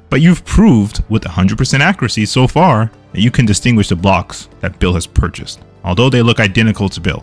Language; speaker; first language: English; native; English